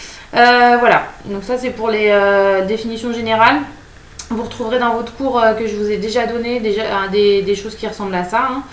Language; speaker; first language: French; native; French